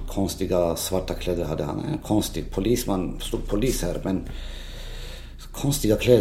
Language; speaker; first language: Swedish; early bilingual, other home language; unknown